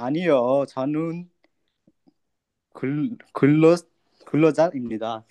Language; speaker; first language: Korean; non-native, learner; Nepali